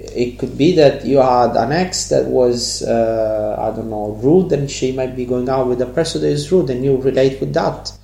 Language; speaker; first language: English; non-native, fluent; Italian